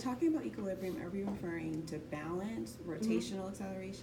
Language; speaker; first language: English; native; English